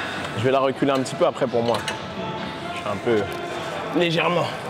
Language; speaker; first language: French; native; French